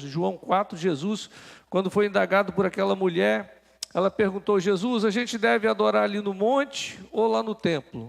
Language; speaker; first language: Portuguese; native; Portuguese